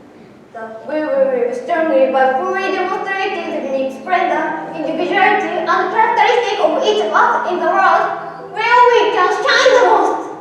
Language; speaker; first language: English; non-native, learner; Japanese